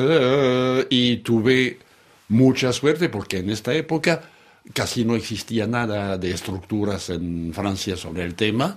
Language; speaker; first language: Spanish; non-native, fluent; French